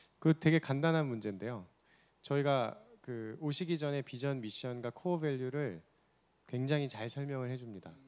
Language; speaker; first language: Korean; native; Korean